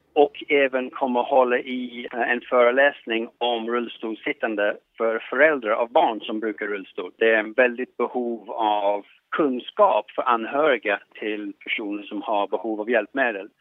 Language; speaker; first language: Swedish; non-native, fluent; English